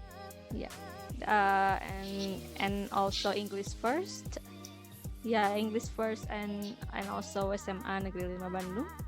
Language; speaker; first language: English; non-native, fluent; Indonesian